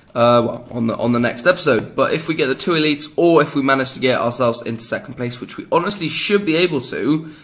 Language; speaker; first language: English; native; English